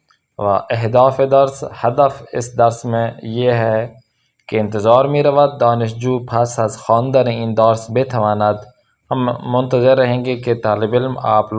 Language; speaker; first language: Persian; non-native, fluent; Urdu